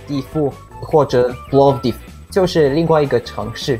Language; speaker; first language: Chinese; non-native, fluent; Bulgarian